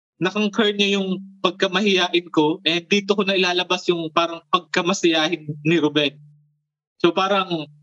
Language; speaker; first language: Filipino; non-native, local second language; Bikol